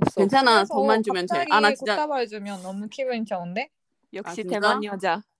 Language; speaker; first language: Korean; non-native, fluent; Japanese